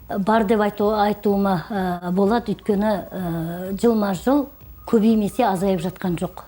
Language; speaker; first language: Kazakh; native; Kazakh